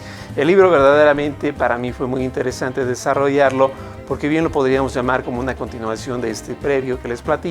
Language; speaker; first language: Spanish; native; Spanish